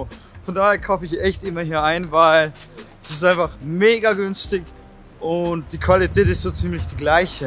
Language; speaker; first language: German; native; German